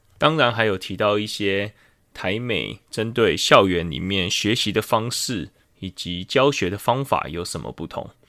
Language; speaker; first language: Chinese; native; Chinese